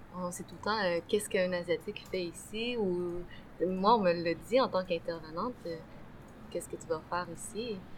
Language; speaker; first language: French; native; French